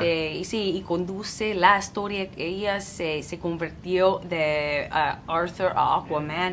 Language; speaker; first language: Spanish; non-native, fluent; English